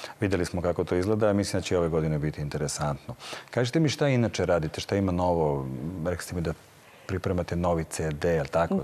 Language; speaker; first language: Serbian; native; Serbian